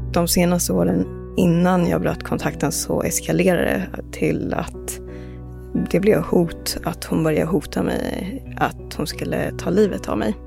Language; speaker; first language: Swedish; early bilingual, other home language; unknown